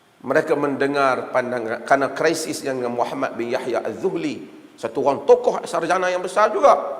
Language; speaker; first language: Malay; native; Malay